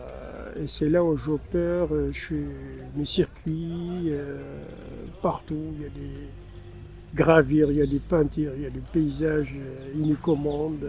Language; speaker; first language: French; non-native, local second language; Tamasheq